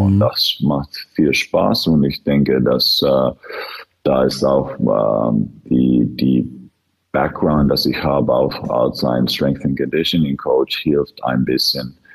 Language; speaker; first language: German; non-native, fluent; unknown